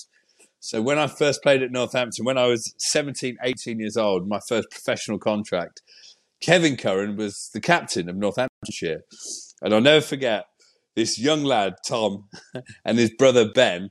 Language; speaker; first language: English; native; English